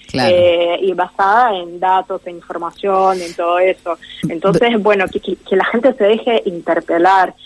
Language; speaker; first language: Spanish; non-native, fluent; Portuguese